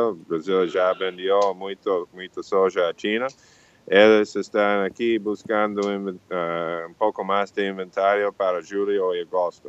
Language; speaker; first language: Portuguese; non-native, fluent; English